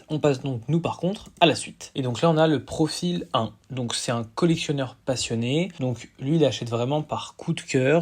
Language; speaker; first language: French; native; French